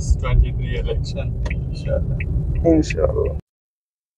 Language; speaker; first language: English; non-native, learner; Pashto